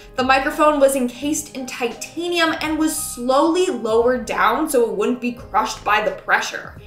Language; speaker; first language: English; native; English